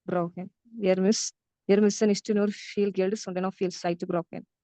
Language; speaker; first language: German; non-native, learner; Malayalam